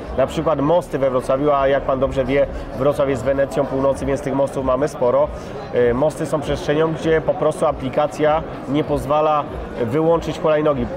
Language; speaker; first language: Polish; native; Polish